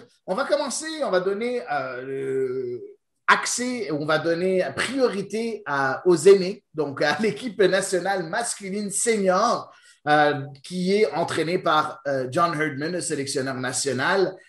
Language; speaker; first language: French; native; French